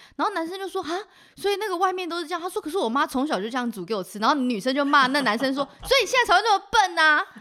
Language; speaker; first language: Chinese; native; Chinese